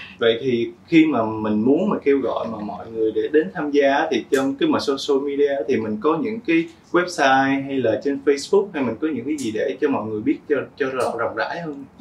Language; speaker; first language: Vietnamese; early bilingual, heritage; Vietnamese